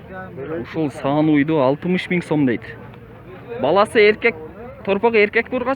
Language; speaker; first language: Kyrgyz; native; Kyrgyz